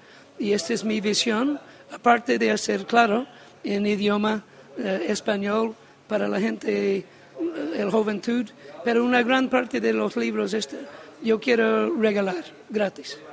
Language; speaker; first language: Spanish; non-native, learner; English